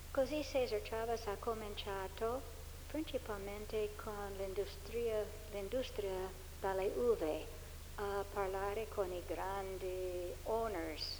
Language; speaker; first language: Italian; non-native, fluent; English